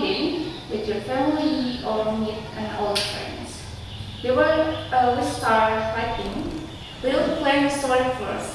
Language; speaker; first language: English; non-native, learner; Indonesian